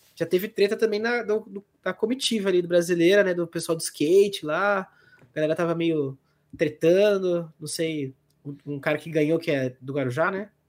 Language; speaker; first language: Portuguese; native; Portuguese